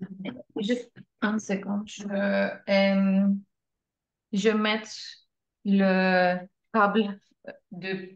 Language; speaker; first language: French; non-native, learner; Turkish